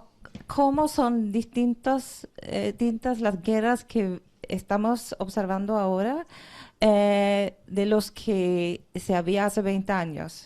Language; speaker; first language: Spanish; non-native, fluent; Norwegian